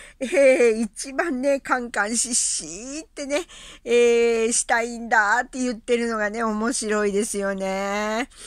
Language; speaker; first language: Japanese; native; Japanese